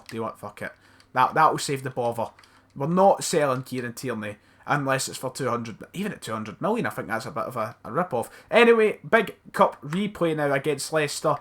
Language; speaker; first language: English; native; English